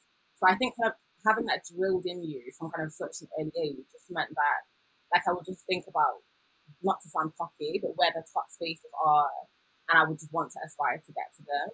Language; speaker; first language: English; native; English